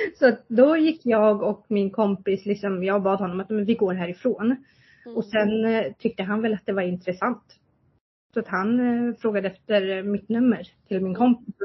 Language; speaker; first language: Swedish; early bilingual, other home language; Kurdish